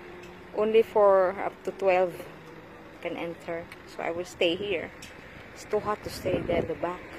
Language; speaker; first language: English; non-native, local second language; Cebuano